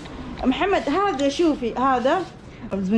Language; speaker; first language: Arabic; non-native, learner; Indonesian